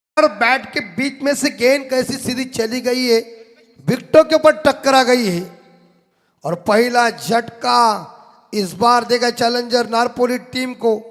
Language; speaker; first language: Hindi; non-native, local second language; Marathi